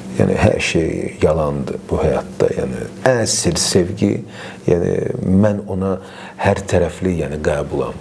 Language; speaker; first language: Azerbaijani; non-native, local second language; Russian